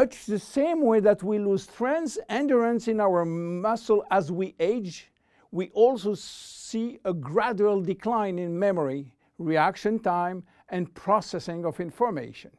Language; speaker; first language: English; non-native, fluent; French